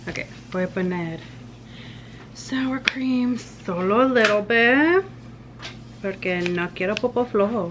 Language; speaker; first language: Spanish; early bilingual, heritage; Spanish